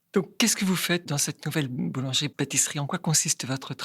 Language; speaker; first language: French; native; French